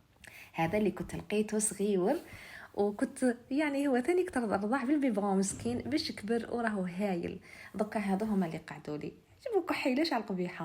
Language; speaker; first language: Arabic; native; Arabic